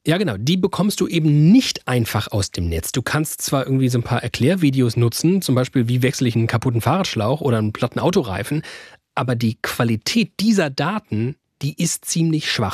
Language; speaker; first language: German; native; German